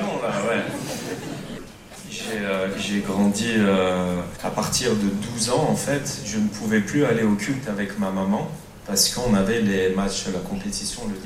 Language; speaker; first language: French; native; French